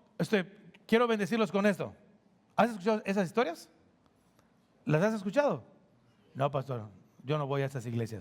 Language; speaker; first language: Spanish; native; Spanish